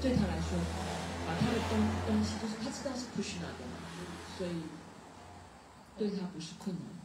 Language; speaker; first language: Chinese; native; Chinese